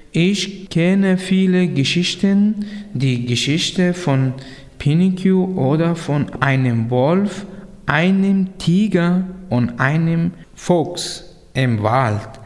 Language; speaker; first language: German; non-native, learner; Persian